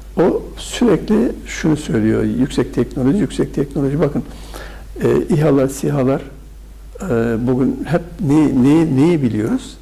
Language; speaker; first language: Turkish; native; Turkish